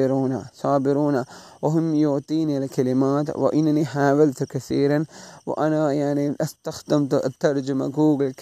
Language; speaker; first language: Arabic; non-native, learner; Malay